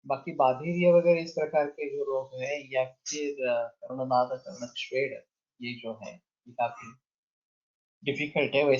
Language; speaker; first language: Hindi; non-native, local second language; Marathi